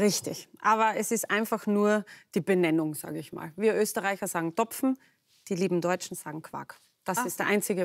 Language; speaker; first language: German; native; German